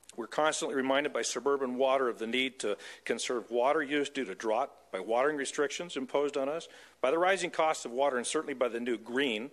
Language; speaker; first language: English; native; English